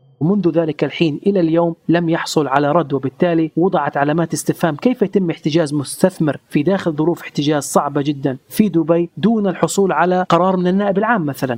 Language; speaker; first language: Arabic; native; Arabic